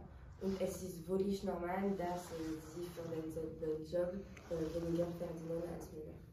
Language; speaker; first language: German; non-native, learner; French